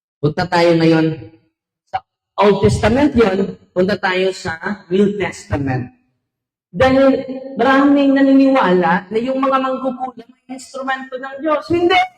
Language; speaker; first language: Filipino; non-native, local second language; Hiligaynon